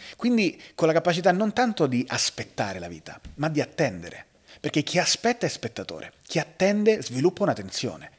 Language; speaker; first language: Italian; native; Italian